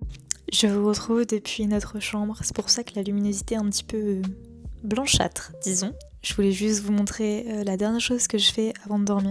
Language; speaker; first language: French; native; French